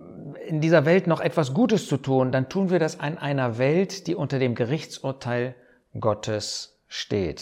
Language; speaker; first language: German; native; German